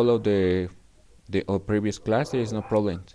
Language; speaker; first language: English; non-native, fluent; Spanish